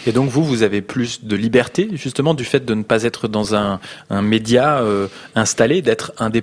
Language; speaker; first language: French; native; French